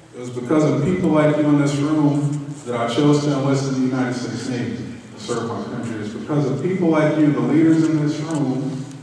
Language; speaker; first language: English; native; English